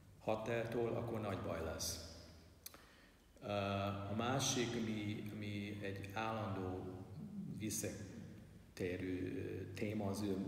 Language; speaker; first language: Hungarian; non-native, learner; English